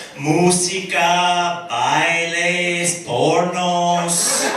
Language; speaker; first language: Spanish; non-native, fluent; English